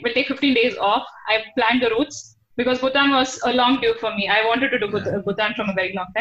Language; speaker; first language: English; non-native, local second language; Tulu